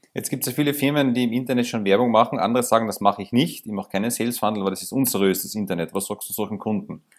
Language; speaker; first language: German; native; German